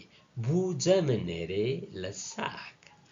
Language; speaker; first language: French; non-native, learner; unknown